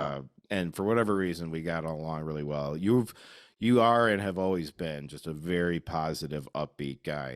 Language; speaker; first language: English; native; English